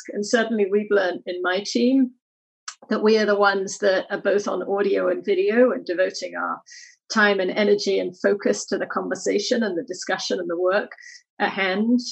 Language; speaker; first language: English; native; English